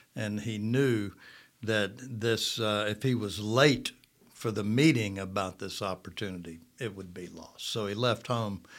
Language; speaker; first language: English; native; English